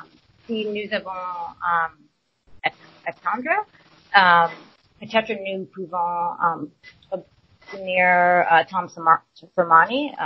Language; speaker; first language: French; non-native, learner; English